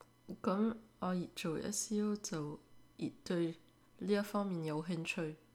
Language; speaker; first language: Cantonese; early bilingual, heritage; French